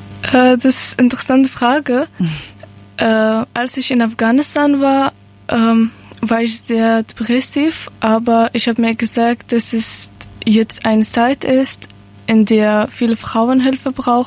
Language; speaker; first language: German; non-native, learner; Persian